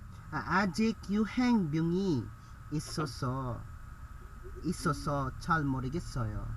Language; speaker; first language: Korean; non-native, learner; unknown